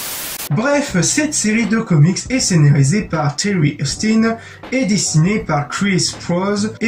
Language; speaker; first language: French; native; French